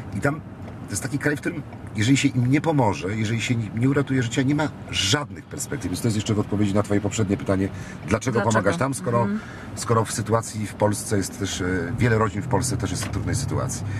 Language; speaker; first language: Polish; native; Polish